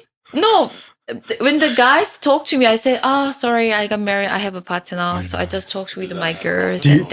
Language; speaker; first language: English; non-native, fluent; Korean